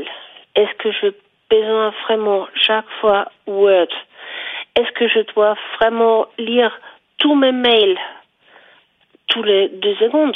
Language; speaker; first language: French; non-native, fluent; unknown